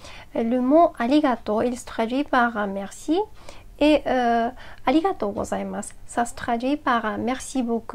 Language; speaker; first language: French; non-native, fluent; Japanese